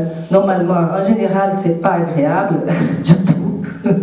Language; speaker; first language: French; non-native, fluent; Portuguese